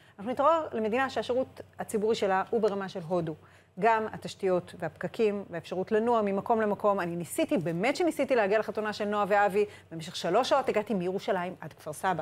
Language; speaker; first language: Hebrew; native; Hebrew